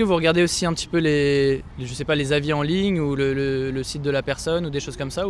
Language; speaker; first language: French; native; French